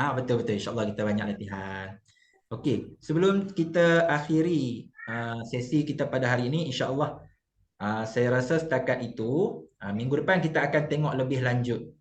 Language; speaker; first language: Malay; native; Malay